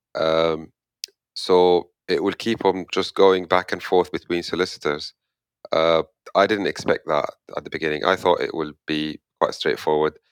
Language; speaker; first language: English; non-native, fluent; Arabic